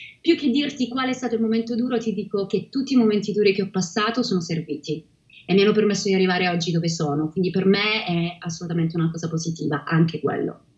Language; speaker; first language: Italian; native; Italian